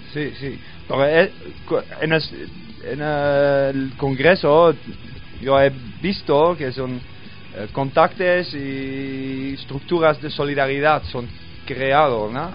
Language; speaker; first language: Spanish; non-native, learner; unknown